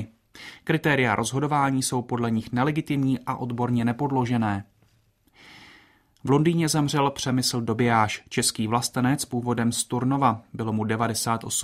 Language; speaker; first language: Czech; native; Czech